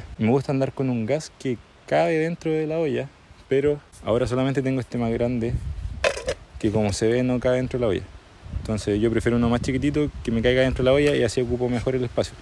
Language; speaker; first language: Spanish; native; Spanish